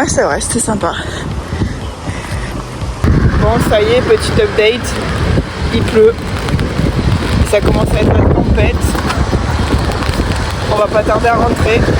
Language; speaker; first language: French; native; French